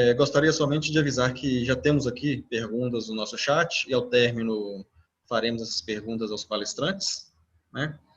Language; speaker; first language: Portuguese; native; Portuguese